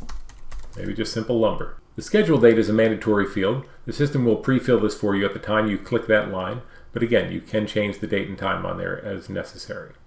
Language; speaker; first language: English; native; English